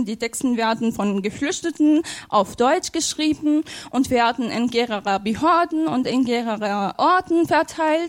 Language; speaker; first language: German; non-native, fluent; Arabic